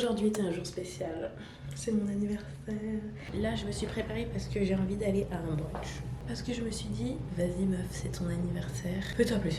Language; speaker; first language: French; native; French